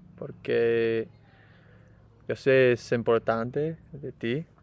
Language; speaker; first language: Spanish; non-native, learner; English